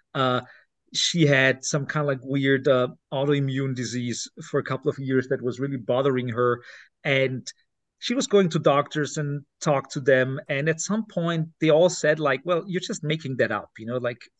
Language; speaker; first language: English; non-native, fluent; German